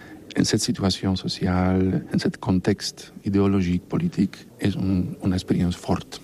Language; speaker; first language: French; non-native, learner; Polish